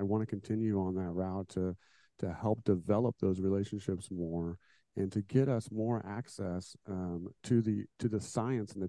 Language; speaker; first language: English; native; English